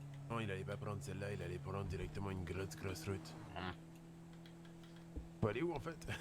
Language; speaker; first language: French; native; French